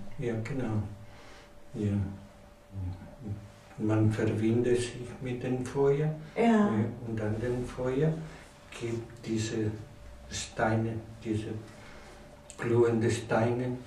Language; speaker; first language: German; non-native, learner; Spanish